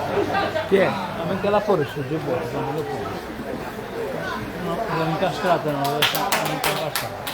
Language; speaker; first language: Italian; native; Italian